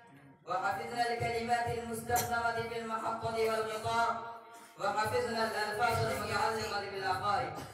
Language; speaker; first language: Arabic; non-native, learner; Urdu